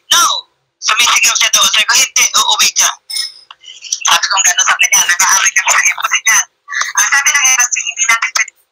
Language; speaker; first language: Filipino; native; Filipino